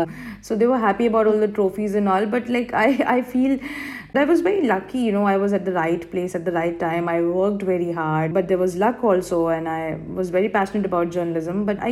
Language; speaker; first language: English; non-native, local second language; Hindi